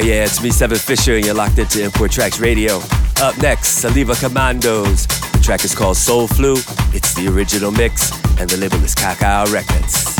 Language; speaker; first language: English; native; English